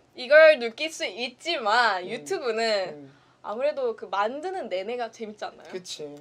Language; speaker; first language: Korean; non-native, fluent; Thai